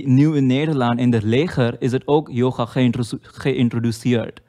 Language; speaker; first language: Dutch; non-native, learner; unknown